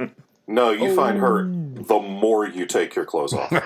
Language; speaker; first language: English; native; English